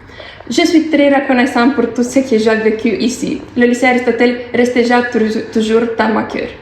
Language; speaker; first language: French; non-native, learner; Romanian